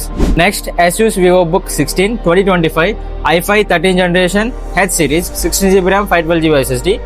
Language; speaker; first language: Telugu; native; Telugu